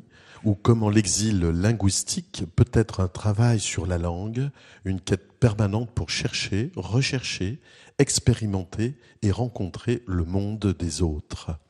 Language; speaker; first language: French; native; French